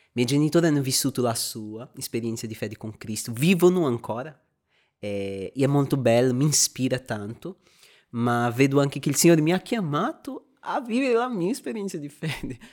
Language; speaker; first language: Italian; non-native, fluent; Portuguese